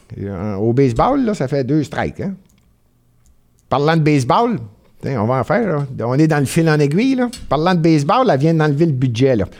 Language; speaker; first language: French; native; French